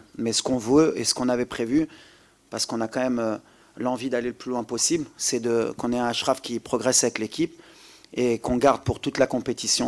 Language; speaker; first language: French; native; French